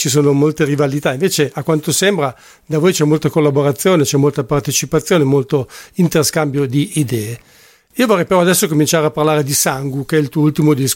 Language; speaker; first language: Italian; native; Italian